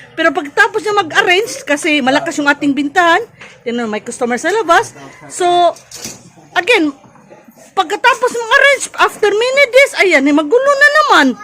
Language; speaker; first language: Filipino; native; Filipino